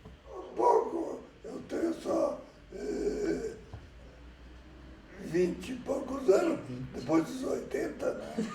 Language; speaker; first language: Portuguese; early bilingual, other home language; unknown